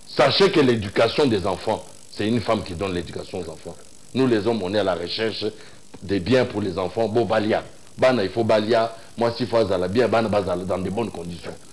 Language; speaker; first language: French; non-native, local second language; Luba-Lulua